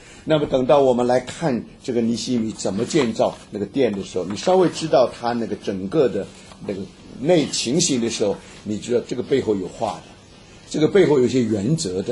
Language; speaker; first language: Chinese; native; Chinese